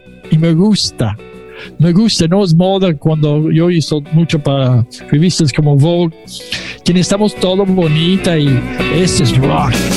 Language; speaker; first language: Spanish; non-native, fluent; English